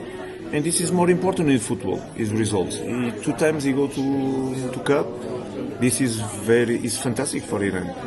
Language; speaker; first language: English; non-native, learner; Portuguese